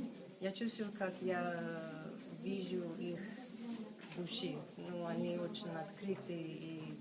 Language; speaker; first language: Russian; non-native, learner; English